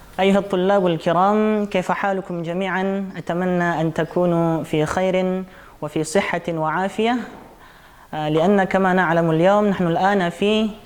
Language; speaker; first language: Arabic; non-native, fluent; Indonesian